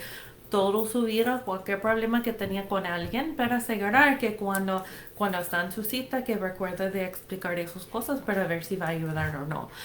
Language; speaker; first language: Spanish; non-native, fluent; English